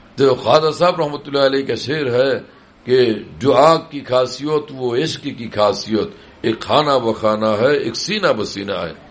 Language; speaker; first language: Urdu; non-native, fluent; Bangla